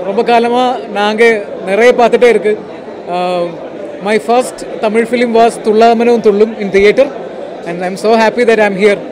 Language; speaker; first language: Tamil; non-native, learner; Malayalam